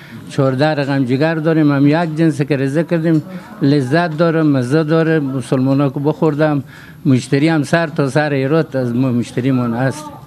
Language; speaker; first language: Persian; native; Persian